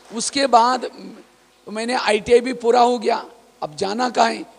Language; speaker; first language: Hindi; non-native, local second language; Marathi